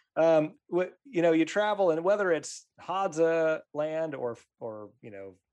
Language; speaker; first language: English; native; English